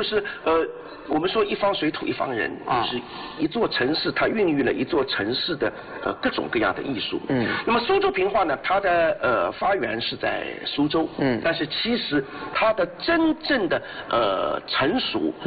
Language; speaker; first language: Chinese; non-native, local second language; Wu Chinese